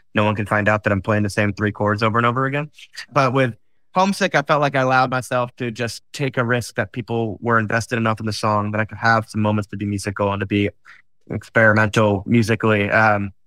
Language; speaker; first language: English; native; English